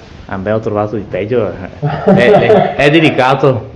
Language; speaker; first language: Italian; native; Italian